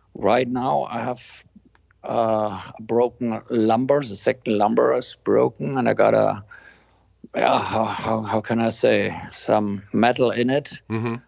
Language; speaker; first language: English; non-native, fluent; German